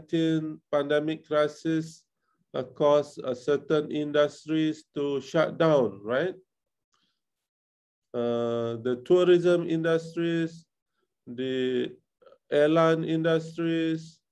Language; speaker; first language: English; non-native, local second language; Malay